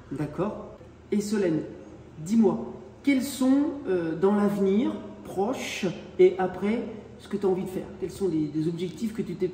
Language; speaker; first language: French; native; French